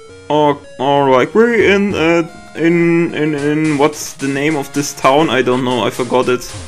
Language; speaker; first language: English; non-native, learner; German